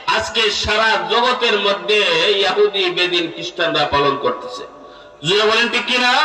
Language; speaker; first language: Bangla; non-native, local second language; Sylheti